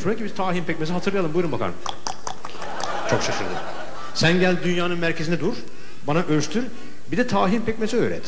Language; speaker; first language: Turkish; native; Turkish